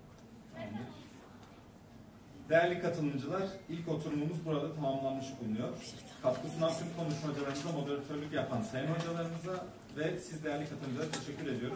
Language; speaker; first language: Turkish; native; Turkish